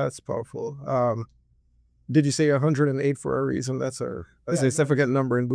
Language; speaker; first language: English; native; English